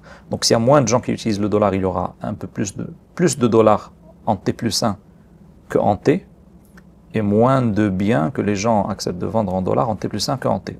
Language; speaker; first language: French; non-native, local second language; Arabic